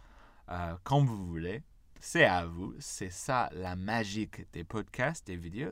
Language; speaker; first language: French; non-native, fluent; English